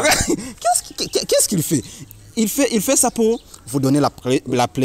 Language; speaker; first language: French; non-native, learner; Rundi